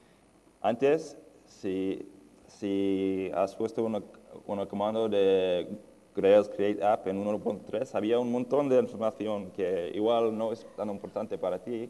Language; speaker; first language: Spanish; non-native, fluent; English